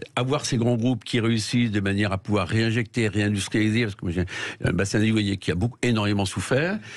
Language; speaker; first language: French; native; French